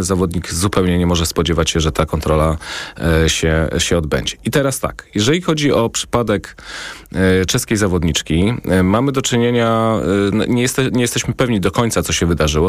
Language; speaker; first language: Polish; native; Polish